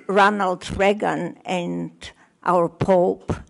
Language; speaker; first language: English; non-native, learner; Polish